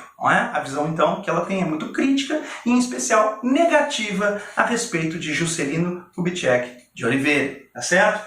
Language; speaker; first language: Portuguese; native; Portuguese